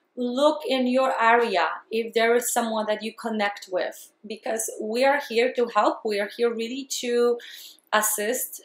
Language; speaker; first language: English; non-native, fluent; Polish